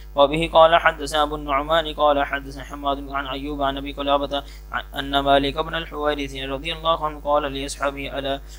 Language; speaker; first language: Arabic; non-native, fluent; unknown